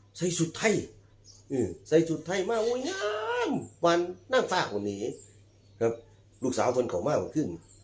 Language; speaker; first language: Thai; native; Thai